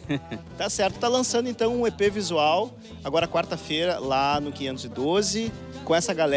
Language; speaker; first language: Portuguese; native; Portuguese